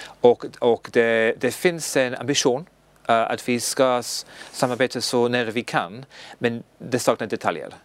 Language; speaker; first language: Swedish; non-native, learner; English